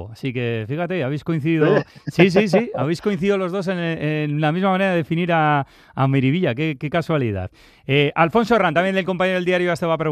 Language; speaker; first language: Spanish; native; Spanish